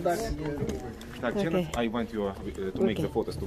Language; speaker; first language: English; non-native, learner; Russian